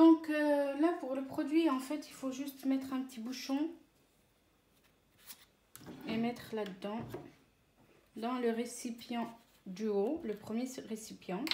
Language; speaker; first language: French; native; French